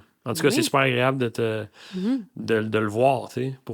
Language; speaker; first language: French; native; French